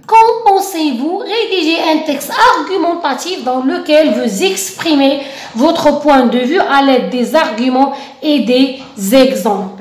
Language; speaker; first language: French; non-native, local second language; Arabic